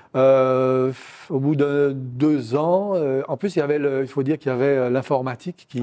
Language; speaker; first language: French; native; French